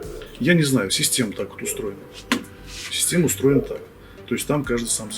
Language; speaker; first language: Russian; native; Russian